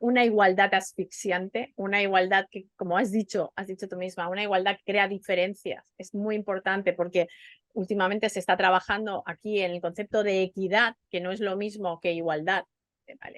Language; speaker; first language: Spanish; native; Spanish